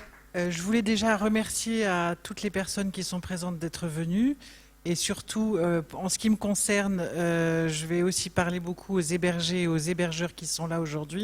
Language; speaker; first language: French; native; French